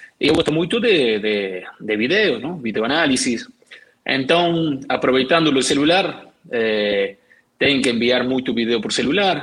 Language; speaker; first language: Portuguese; non-native, learner; Spanish